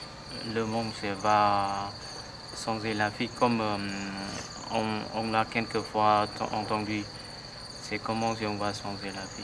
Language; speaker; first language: French; non-native, learner; Vietnamese